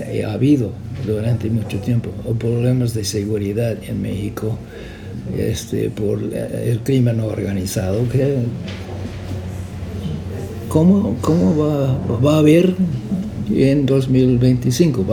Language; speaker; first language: Spanish; non-native, fluent; English